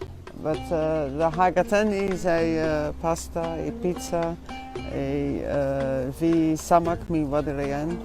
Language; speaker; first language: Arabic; non-native, learner; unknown